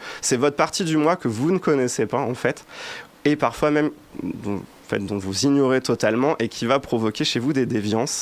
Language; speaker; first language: French; native; French